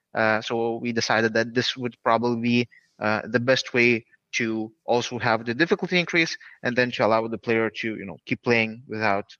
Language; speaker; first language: English; non-native, fluent; Lithuanian